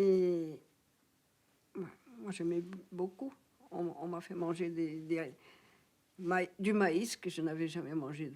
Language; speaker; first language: French; non-native, fluent; Portuguese